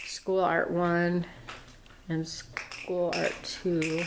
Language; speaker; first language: English; native; English